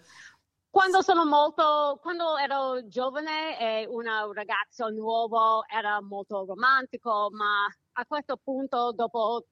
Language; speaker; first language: Italian; non-native, learner; English